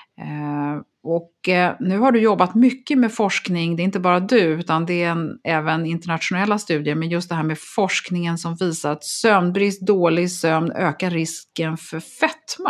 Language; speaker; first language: Swedish; native; Swedish